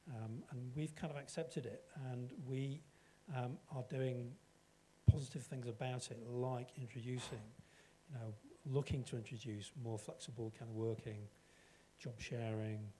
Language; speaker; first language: English; native; English